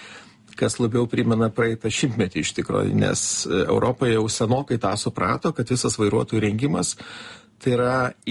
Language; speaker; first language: Lithuanian; native; Lithuanian